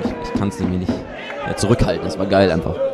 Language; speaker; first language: German; native; German